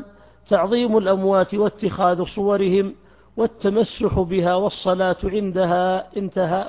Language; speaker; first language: Arabic; native; Arabic